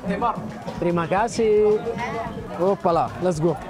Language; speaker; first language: Indonesian; non-native, learner; Italian